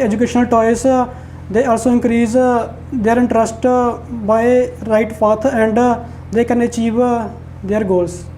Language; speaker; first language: English; non-native, learner; Punjabi